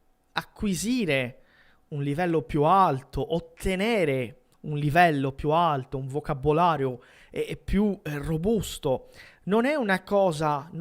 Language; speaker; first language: Italian; non-native, fluent; Portuguese